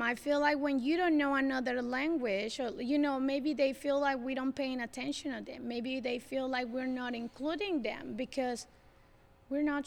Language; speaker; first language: English; non-native, fluent; Spanish